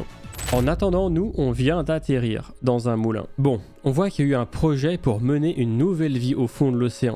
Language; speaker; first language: French; native; French